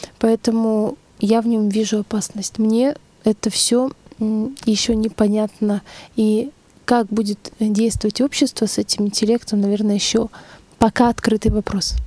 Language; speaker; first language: Russian; native; Russian